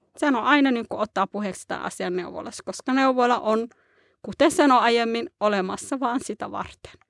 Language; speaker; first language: Finnish; early bilingual, other home language; Somali